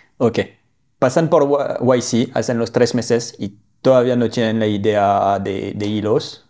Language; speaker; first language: Spanish; non-native, fluent; French